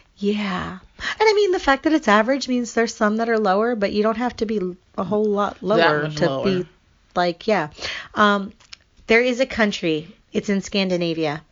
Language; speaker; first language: English; native; English